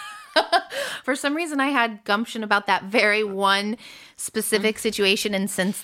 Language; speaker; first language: English; early bilingual, other home language; French